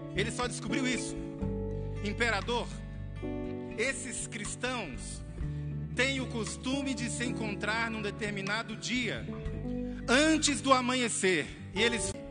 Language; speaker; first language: Portuguese; native; Portuguese